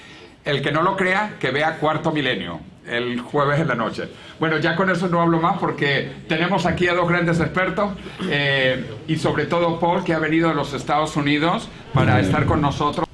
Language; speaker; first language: Spanish; native; Spanish